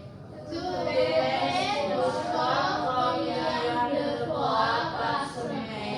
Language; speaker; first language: French; non-native, learner; Indonesian